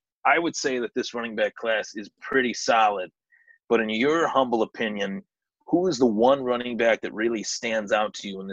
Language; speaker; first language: English; native; English